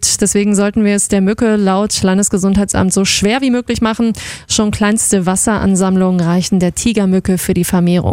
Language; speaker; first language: German; native; German